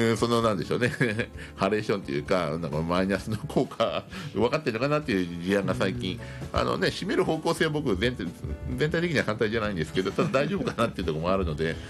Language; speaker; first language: Japanese; native; Japanese